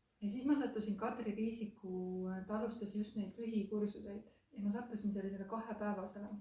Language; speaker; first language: Estonian; native; Estonian